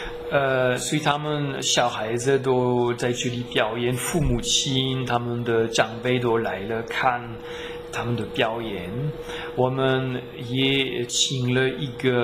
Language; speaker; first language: Chinese; non-native, fluent; French